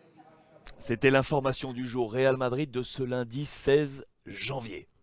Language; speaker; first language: French; native; French